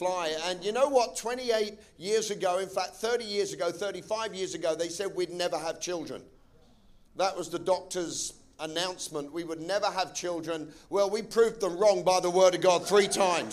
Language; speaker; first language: English; native; English